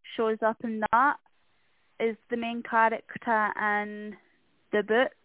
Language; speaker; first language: English; native; English